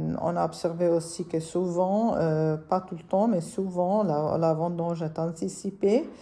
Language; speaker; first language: French; non-native, fluent; Italian